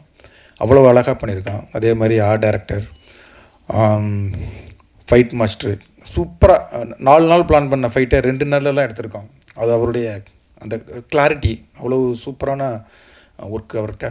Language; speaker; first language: Tamil; native; Tamil